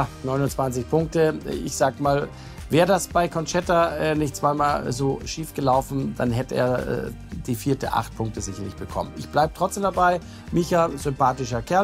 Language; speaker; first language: German; native; German